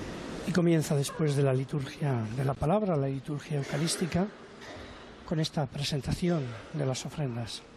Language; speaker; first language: Spanish; native; Spanish